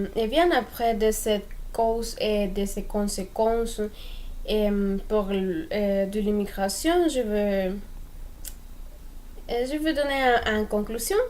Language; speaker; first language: French; non-native, learner; Spanish